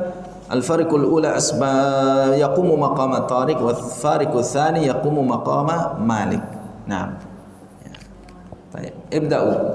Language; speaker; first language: Arabic; non-native, fluent; Indonesian